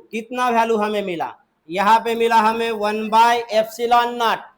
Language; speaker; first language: Hindi; non-native, local second language; Marathi